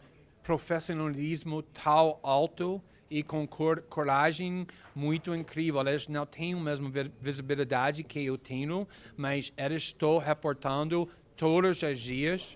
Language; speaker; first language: Portuguese; non-native, fluent; English